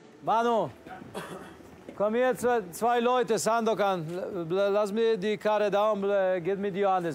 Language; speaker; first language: German; non-native, learner; Italian